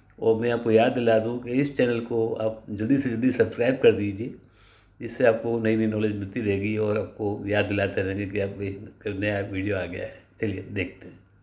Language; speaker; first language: Hindi; native; Hindi